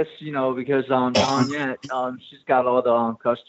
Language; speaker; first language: English; non-native, local second language; Cantonese